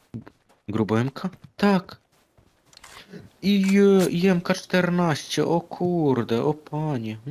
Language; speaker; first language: Polish; native; Polish